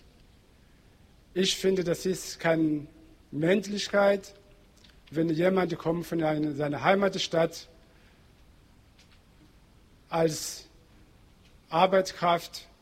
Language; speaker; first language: German; non-native, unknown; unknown